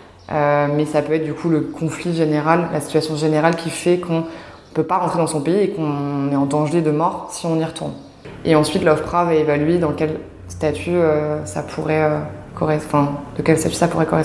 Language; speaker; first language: French; native; French